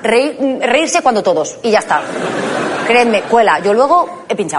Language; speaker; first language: Spanish; native; Spanish